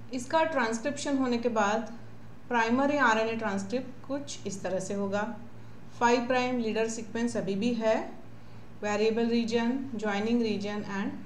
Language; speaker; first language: Hindi; non-native, local second language; Marathi